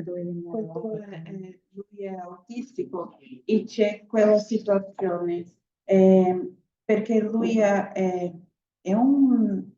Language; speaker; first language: Italian; non-native, learner; Portuguese